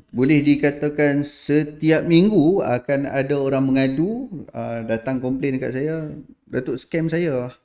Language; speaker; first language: Malay; native; Malay